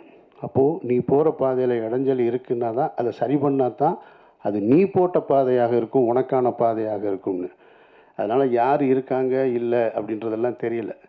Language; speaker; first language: Tamil; native; Tamil